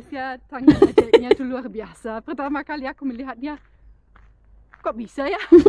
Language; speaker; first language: Indonesian; non-native, fluent; German